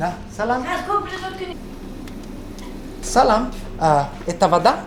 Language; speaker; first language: Russian; non-native, learner; Italian